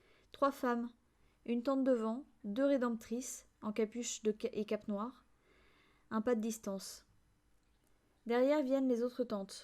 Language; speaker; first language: French; native; French